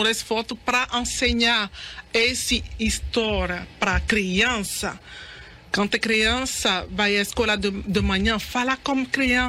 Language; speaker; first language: Portuguese; non-native, learner; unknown